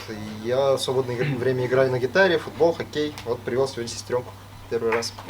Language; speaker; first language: Russian; native; Russian